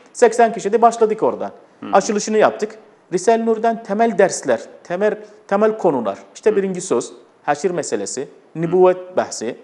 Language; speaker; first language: Turkish; non-native, fluent; Arabic